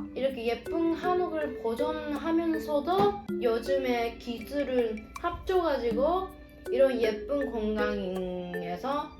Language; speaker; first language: Korean; non-native, fluent; Japanese